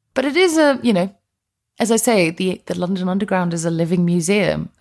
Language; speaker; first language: English; non-native, fluent; Icelandic